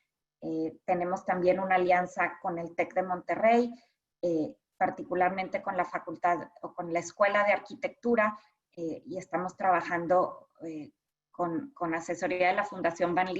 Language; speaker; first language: Spanish; native; Spanish